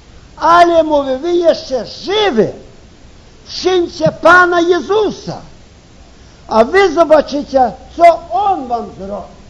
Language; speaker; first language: Polish; early bilingual, heritage; Ukrainian